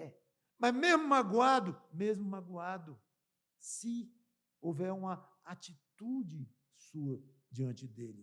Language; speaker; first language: Portuguese; native; Portuguese